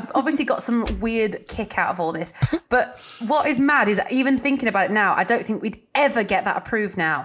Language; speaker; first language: English; native; English